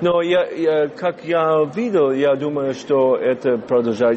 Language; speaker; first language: Russian; non-native, learner; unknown